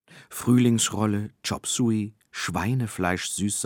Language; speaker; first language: German; native; German